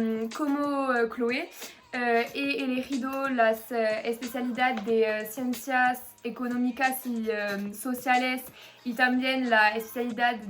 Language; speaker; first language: Spanish; non-native, learner; French